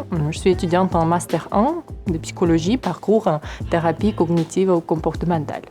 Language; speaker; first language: French; non-native, fluent; Ukrainian